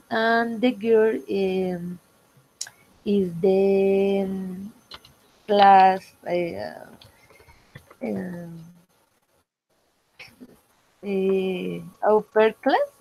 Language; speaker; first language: English; non-native, learner; Spanish